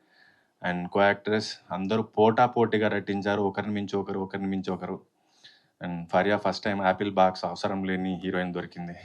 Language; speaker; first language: Telugu; native; Telugu